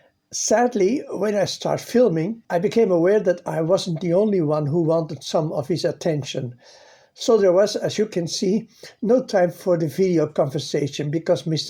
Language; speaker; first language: English; non-native, fluent; Dutch